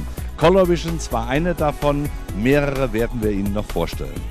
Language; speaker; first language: German; native; German